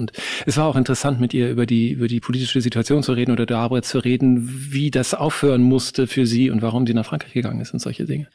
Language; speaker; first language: German; native; German